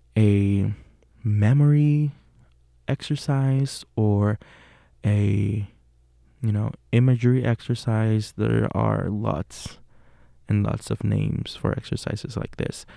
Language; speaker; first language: English; non-native, fluent; Spanish